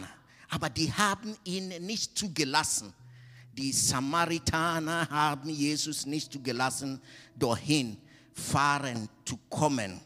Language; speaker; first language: German; non-native, fluent; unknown